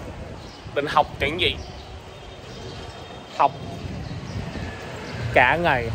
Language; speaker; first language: Vietnamese; non-native, learner; English